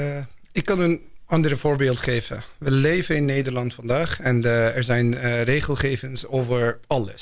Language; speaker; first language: Dutch; non-native, fluent; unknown